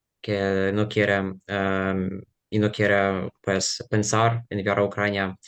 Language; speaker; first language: Spanish; non-native, fluent; Ukrainian